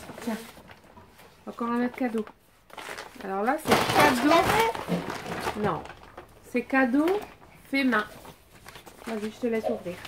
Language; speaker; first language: French; native; French